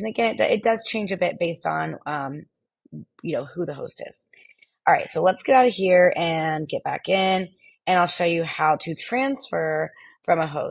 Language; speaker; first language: English; native; English